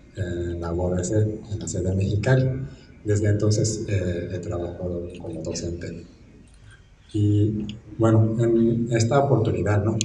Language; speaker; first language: Spanish; non-native, fluent; Japanese